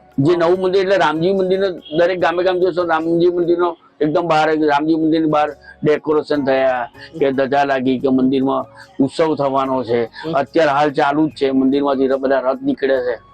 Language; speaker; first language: Gujarati; native; Gujarati